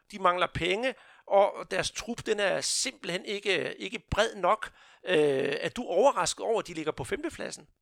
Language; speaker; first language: Danish; non-native, fluent; Portuguese